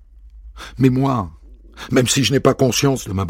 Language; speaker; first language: French; native; French